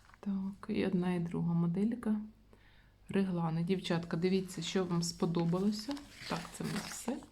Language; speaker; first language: Ukrainian; non-native, local second language; Russian